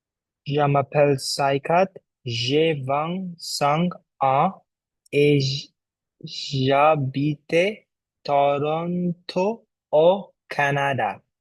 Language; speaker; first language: French; non-native, learner; Bangla